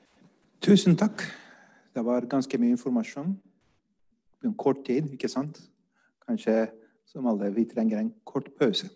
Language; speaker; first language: Norwegian; non-native, fluent; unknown